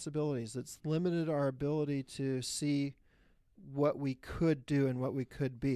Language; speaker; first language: English; native; English